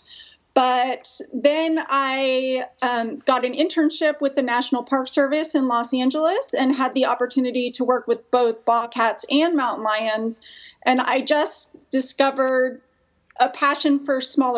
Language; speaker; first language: English; native; English